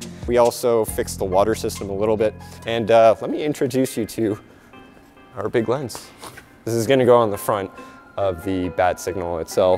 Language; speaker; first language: English; native; English